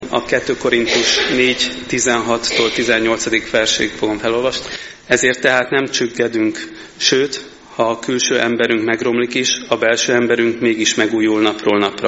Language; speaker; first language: Hungarian; native; Hungarian